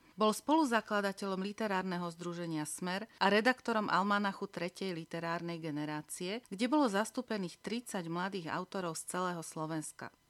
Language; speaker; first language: Slovak; native; Slovak